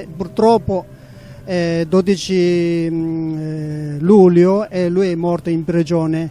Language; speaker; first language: Italian; non-native, learner; Tibetan